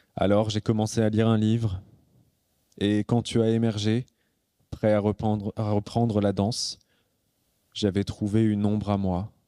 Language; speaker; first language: French; native; French